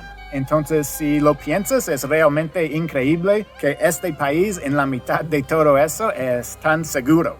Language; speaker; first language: Spanish; non-native, fluent; English